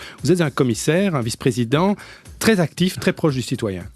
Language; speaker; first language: French; native; French